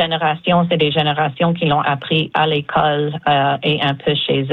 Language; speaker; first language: French; native; French